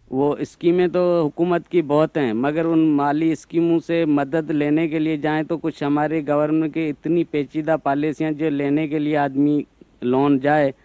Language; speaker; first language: Urdu; non-native, local second language; Sindhi